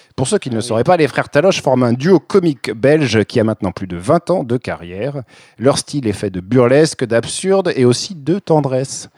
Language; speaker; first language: French; native; French